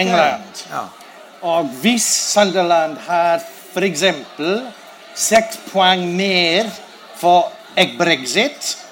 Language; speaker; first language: Norwegian; non-native, learner; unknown